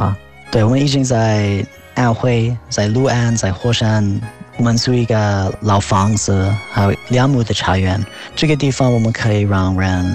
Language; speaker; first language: Chinese; non-native, fluent; English